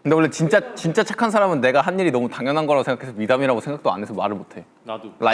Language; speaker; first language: Korean; native; Korean